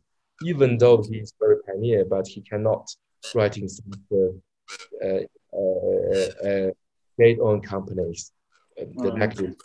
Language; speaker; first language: English; non-native, learner; Chinese